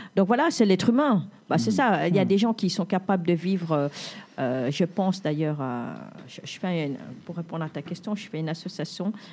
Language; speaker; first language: French; native; French